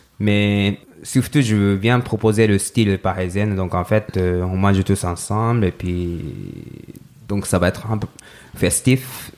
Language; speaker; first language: French; non-native, fluent; Japanese